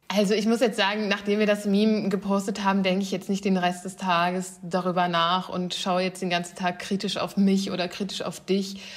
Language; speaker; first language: German; native; German